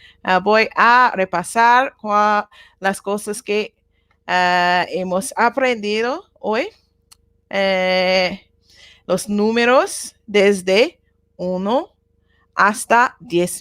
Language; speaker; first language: Spanish; non-native, learner; Japanese